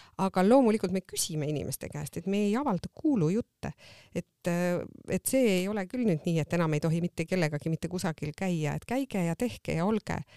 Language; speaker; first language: Estonian; native; Estonian